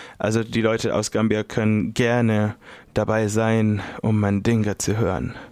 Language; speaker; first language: German; non-native, fluent; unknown